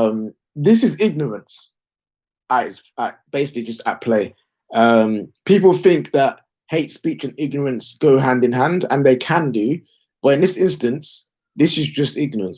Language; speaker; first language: English; native; English